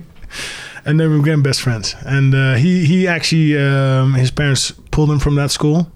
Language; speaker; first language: English; early bilingual, other home language; Dutch